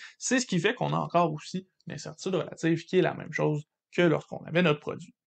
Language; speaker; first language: French; native; French